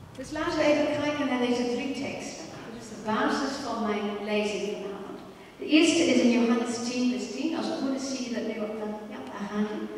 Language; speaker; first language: Dutch; non-native, fluent; English